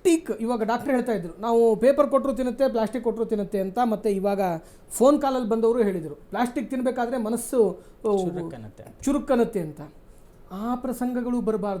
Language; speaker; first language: Kannada; native; Kannada